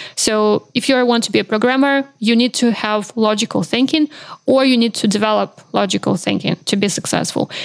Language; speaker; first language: English; non-native, fluent; Belarusian